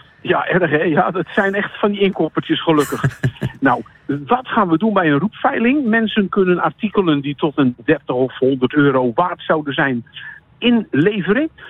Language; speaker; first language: Dutch; native; Dutch